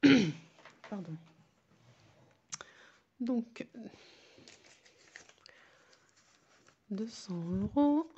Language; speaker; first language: French; native; French